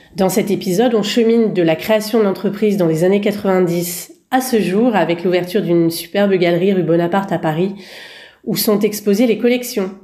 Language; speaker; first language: French; native; French